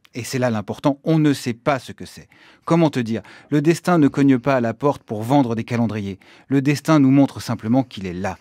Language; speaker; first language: French; native; French